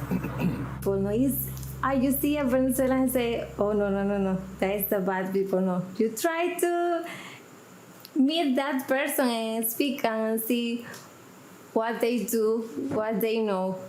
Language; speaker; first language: English; non-native, learner; Spanish